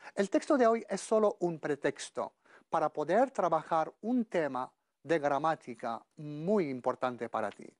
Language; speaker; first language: Spanish; non-native, fluent; Arabic